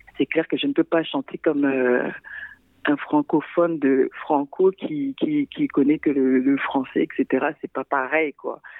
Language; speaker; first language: French; non-native, local second language; Sango